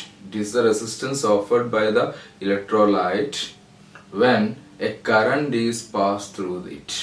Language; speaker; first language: English; non-native, local second language; Malayalam